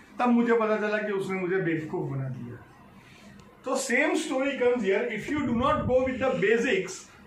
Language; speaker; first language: Hindi; native; Hindi